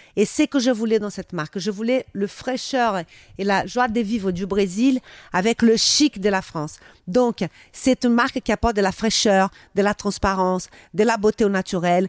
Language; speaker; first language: French; non-native, fluent; Portuguese